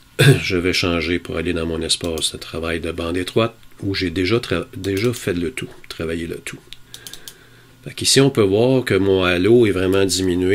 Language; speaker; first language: French; native; French